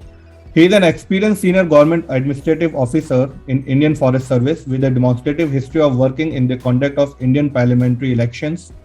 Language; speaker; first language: English; non-native, local second language; Hindi